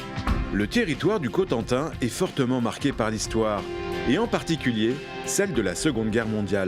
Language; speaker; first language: French; native; French